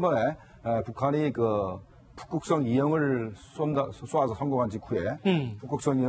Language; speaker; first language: Korean; native; Korean